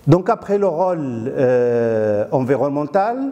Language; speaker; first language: French; non-native, local second language; Arabic